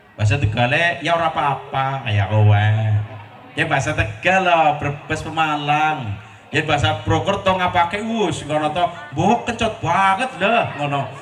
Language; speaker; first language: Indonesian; non-native, local second language; Javanese